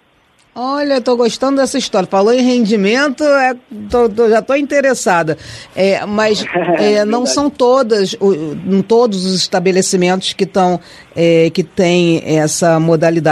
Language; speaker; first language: Portuguese; native; Portuguese